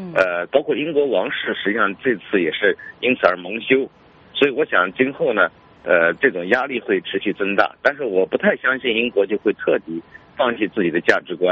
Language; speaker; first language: Chinese; native; Chinese